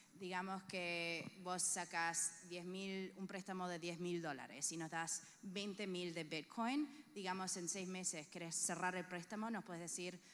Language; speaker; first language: Spanish; early bilingual, heritage; Spanish